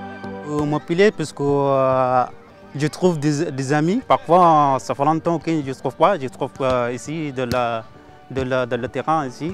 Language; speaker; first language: French; non-native, learner; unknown